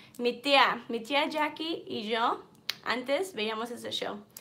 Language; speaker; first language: Spanish; early bilingual, heritage; Spanish